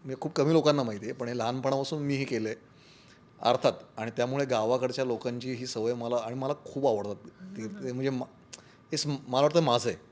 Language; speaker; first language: Marathi; native; Marathi